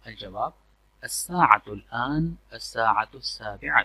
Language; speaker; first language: Arabic; non-native, fluent; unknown